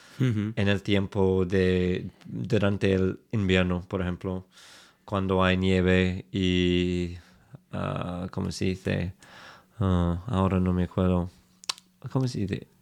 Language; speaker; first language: Spanish; non-native, fluent; English